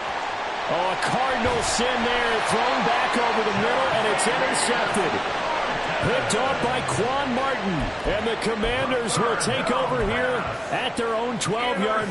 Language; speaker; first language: English; native; English